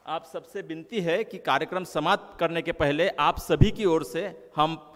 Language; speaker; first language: Hindi; non-native, local second language; Marathi